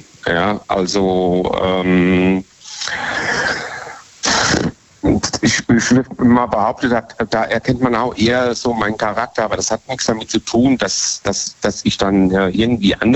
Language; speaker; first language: German; native; German